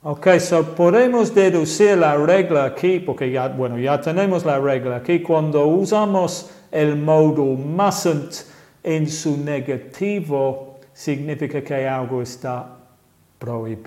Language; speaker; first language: Spanish; non-native, fluent; English